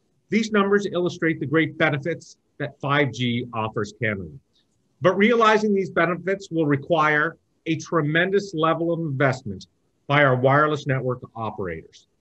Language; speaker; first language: English; native; English